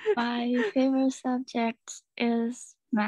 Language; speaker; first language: English; non-native, learner; Chinese